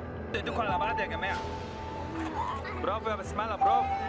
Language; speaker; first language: Arabic; native; Arabic